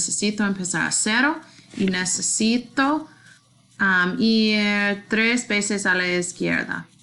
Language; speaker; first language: Spanish; non-native, learner; English